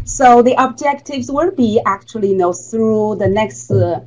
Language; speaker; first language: English; non-native, fluent; Chinese